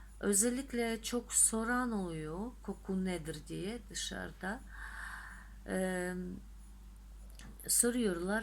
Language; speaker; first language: Turkish; non-native, fluent; Russian